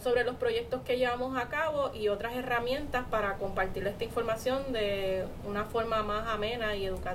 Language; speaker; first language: Spanish; native; Spanish